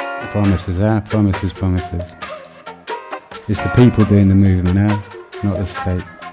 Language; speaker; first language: English; native; English